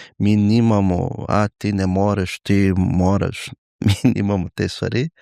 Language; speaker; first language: Slovenian; non-native, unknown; Portuguese